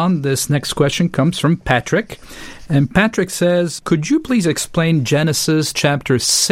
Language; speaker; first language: English; non-native, fluent; French